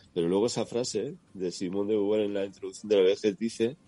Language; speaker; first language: Spanish; native; Spanish